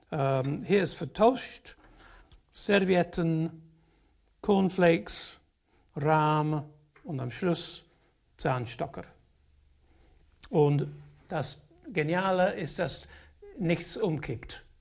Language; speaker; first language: German; non-native, fluent; English